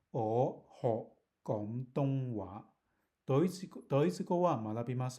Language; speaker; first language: Japanese; non-native, learner; Cantonese